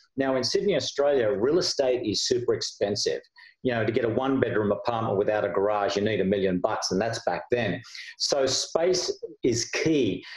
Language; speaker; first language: English; native; English